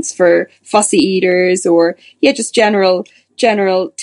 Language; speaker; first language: English; native; English